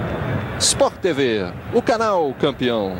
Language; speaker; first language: Portuguese; native; Portuguese